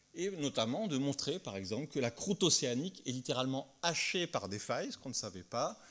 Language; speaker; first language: French; native; French